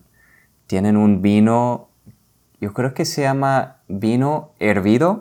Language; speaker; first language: Spanish; non-native, fluent; English